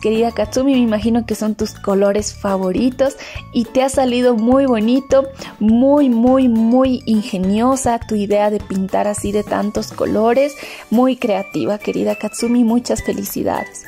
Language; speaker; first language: Spanish; native; Spanish